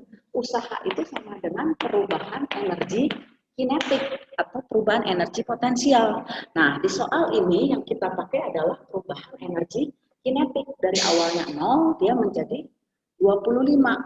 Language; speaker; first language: Indonesian; native; Indonesian